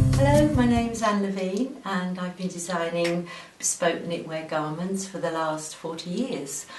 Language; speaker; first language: English; native; English